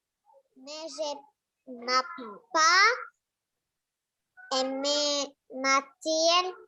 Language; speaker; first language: French; non-native, learner; Arabic